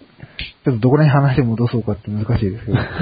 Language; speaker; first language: Japanese; native; Japanese